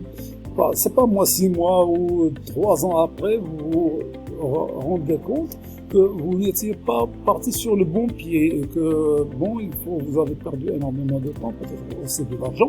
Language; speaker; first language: French; non-native, local second language; Arabic